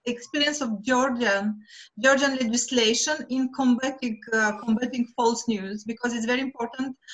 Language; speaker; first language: English; non-native, learner; Romanian